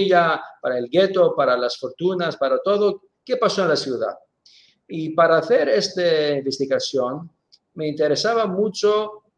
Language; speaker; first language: Spanish; non-native, fluent; Greek